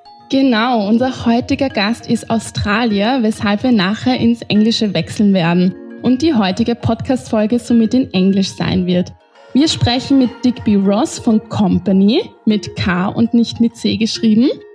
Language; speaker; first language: German; native; German